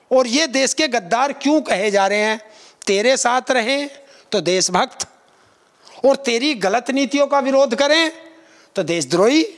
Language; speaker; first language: Hindi; native; Hindi